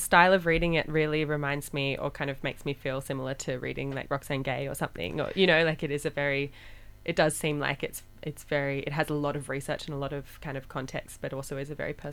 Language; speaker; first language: English; native; English